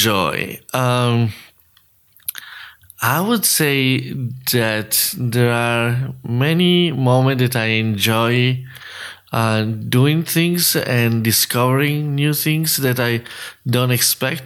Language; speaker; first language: English; non-native, fluent; Italian